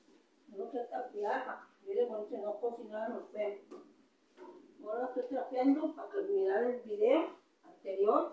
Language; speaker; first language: Spanish; native; Spanish